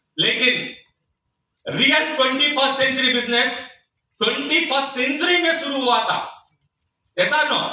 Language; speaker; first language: Hindi; non-native, local second language; Telugu